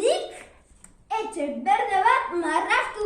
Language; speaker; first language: Basque; non-native, local second language; Spanish